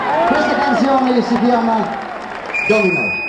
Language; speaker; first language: Italian; non-native, learner; English